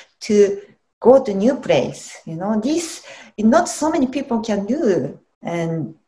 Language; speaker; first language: English; non-native, learner; Japanese